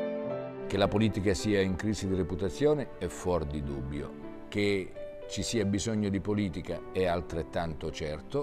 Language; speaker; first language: Italian; native; Italian